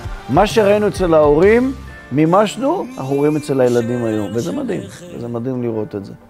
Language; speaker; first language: Hebrew; native; Hebrew